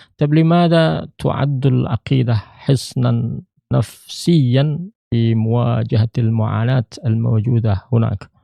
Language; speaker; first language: Arabic; non-native, fluent; Indonesian